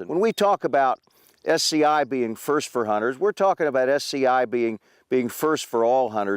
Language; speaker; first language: English; native; English